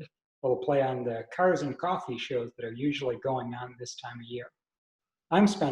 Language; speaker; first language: English; native; English